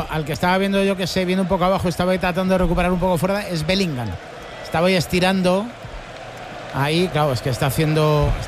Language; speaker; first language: Spanish; native; Spanish